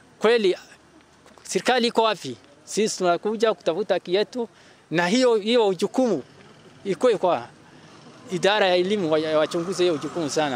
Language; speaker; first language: Swahili; non-native, local second language; Oromo